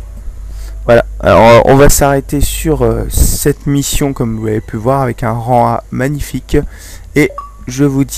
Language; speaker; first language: French; native; French